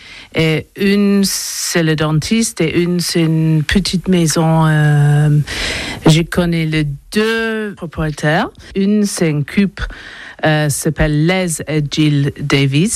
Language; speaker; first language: French; non-native, learner; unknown